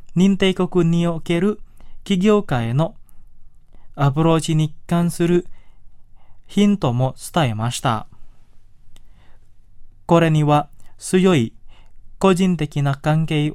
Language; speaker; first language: Japanese; non-native, fluent; Indonesian